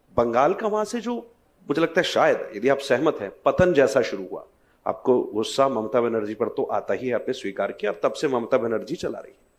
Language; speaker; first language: Hindi; native; Hindi